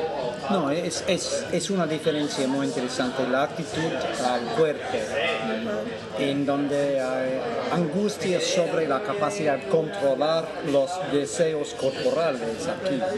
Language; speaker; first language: Spanish; non-native, fluent; English